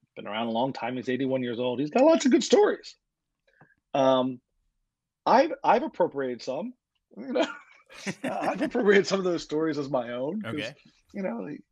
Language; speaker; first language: English; native; English